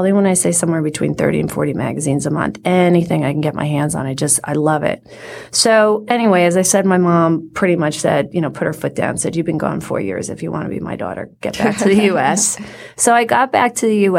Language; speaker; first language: English; native; English